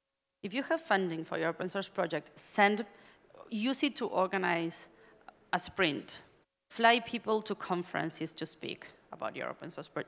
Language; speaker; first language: English; non-native, fluent; Spanish